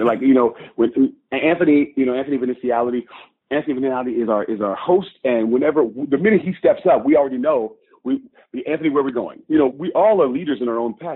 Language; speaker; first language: English; native; English